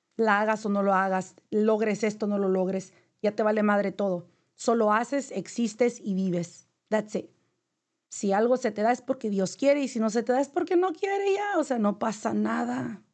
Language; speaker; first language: Spanish; native; Spanish